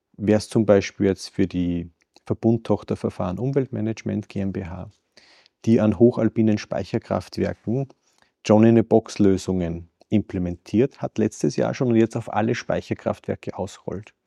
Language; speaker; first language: German; native; German